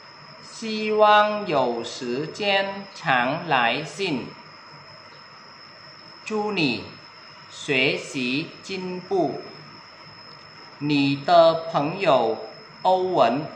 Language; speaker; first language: Chinese; non-native, fluent; Vietnamese